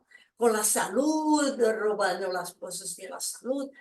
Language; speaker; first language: Spanish; non-native, fluent; Portuguese